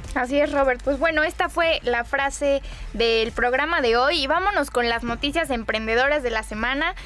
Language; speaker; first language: Spanish; native; Spanish